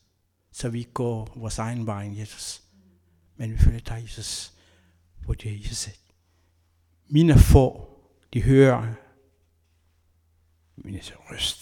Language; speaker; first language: Danish; non-native, learner; Kabuverdianu